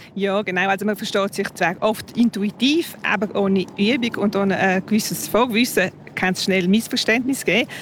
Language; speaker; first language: German; non-native, local second language; Romansh